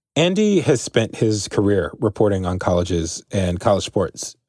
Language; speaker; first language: English; native; English